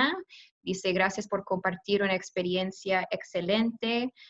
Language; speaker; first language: Spanish; non-native, fluent; English